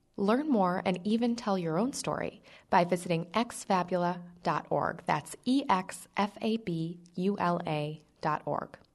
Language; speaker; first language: English; native; English